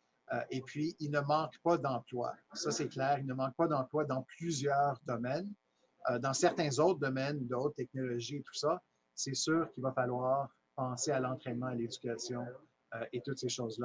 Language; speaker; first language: French; native; French